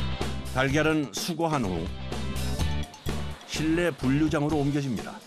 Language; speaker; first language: Korean; native; Korean